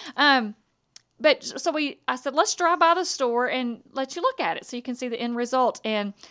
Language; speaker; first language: English; native; English